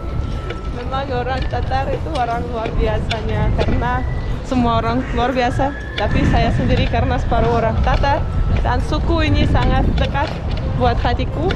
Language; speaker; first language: Indonesian; non-native, fluent; Russian